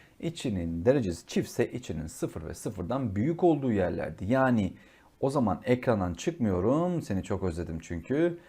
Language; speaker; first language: Turkish; native; Turkish